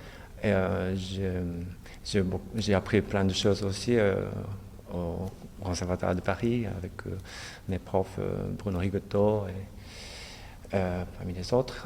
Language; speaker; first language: French; non-native, fluent; Japanese